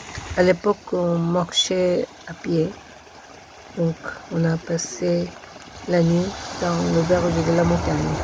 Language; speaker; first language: French; non-native, fluent; Korean